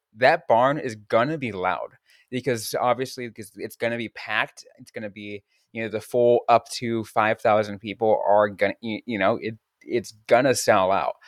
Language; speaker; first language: English; native; English